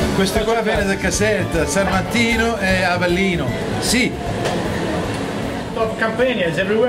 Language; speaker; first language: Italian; early bilingual, heritage; English